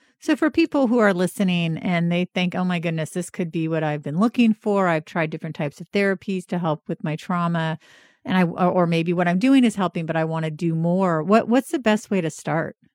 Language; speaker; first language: English; native; English